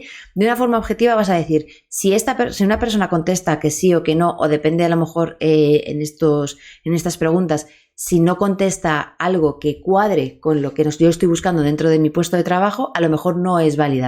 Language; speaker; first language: Spanish; native; Spanish